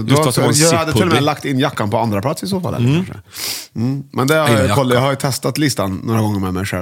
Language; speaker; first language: Swedish; native; Swedish